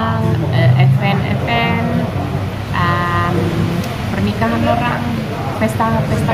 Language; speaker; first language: Indonesian; early bilingual, heritage; English